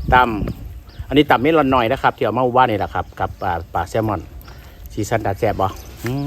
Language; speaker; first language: Thai; non-native, local second language; Northeastern Thai